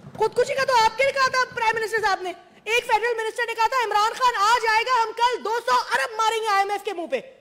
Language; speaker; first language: Urdu; non-native, local second language; Sindhi